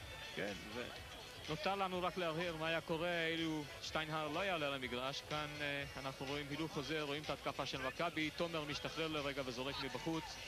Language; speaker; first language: Hebrew; native; Hebrew